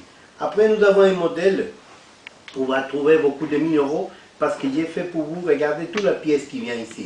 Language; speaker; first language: French; non-native, fluent; Spanish